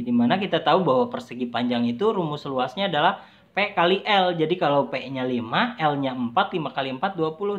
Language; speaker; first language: Indonesian; native; Indonesian